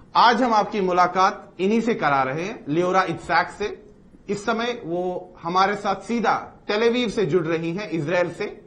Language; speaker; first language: Hindi; native; Hindi